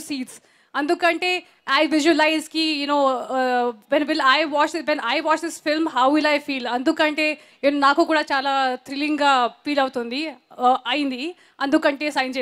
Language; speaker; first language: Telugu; non-native, learner; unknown